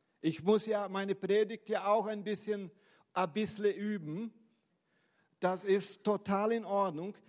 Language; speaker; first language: German; non-native, fluent; Portuguese